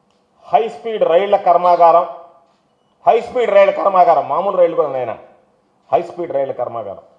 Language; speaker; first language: Telugu; native; Telugu